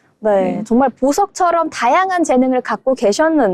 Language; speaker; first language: Korean; native; Korean